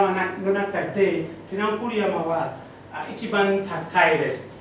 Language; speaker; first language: Japanese; non-native, learner; Mossi